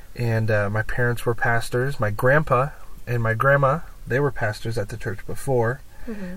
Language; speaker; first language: English; native; English